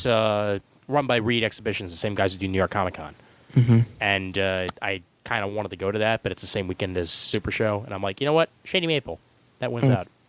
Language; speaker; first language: English; native; English